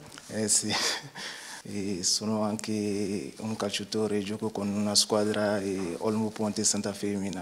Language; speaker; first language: Italian; non-native, learner; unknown